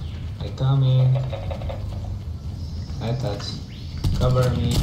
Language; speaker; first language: English; non-native, learner; Polish